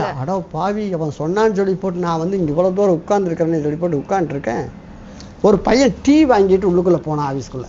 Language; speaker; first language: Tamil; native; Tamil